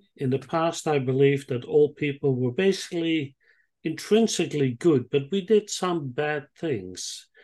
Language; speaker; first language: English; non-native, fluent; Dutch